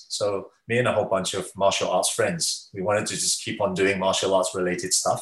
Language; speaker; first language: English; native; English